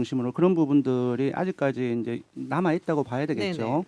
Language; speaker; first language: Korean; native; Korean